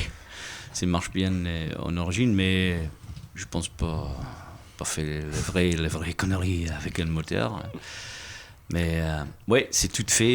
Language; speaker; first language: French; non-native, fluent; English